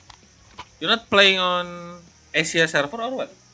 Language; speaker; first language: English; non-native, learner; Sundanese